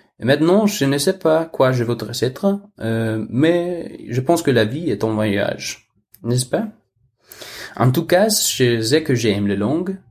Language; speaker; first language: French; non-native, learner; Danish